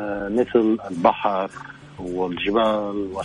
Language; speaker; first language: Arabic; non-native, fluent; Japanese